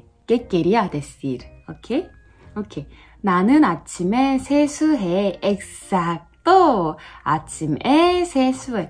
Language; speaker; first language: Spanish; non-native, learner; Korean